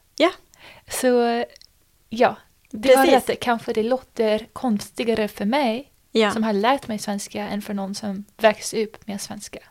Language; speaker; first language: Swedish; non-native, fluent; English